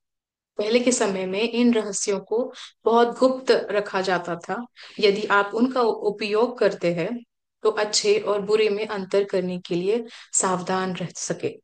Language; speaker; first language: Hindi; native; Hindi